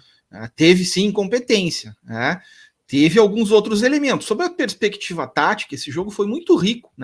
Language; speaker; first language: Portuguese; native; Portuguese